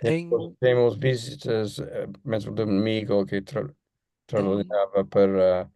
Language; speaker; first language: Portuguese; non-native, learner; English